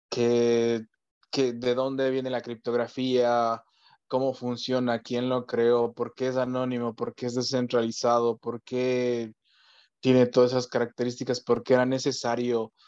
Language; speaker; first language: Spanish; native; Spanish